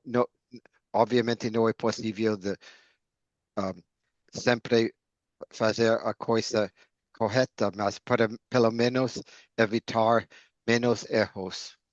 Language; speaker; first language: Portuguese; non-native, learner; English